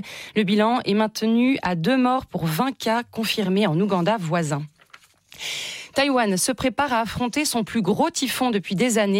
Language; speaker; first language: French; native; French